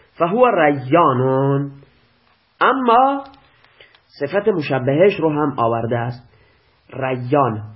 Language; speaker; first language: Persian; non-native, local second language; Baluchi